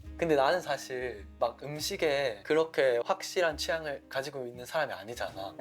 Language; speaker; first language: Korean; native; Korean